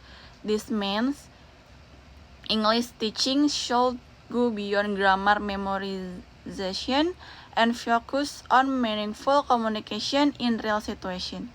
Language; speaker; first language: English; non-native, learner; Indonesian